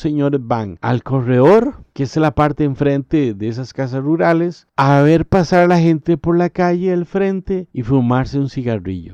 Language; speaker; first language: Spanish; native; Spanish